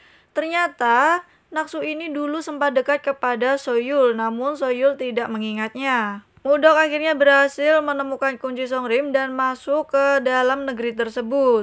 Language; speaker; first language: Indonesian; native; Indonesian